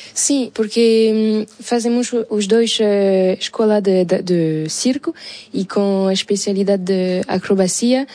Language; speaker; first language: Portuguese; non-native, fluent; French